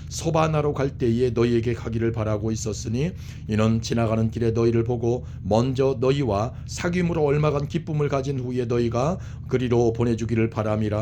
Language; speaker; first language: Korean; native; Korean